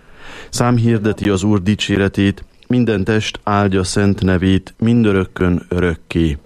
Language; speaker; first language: Hungarian; native; Hungarian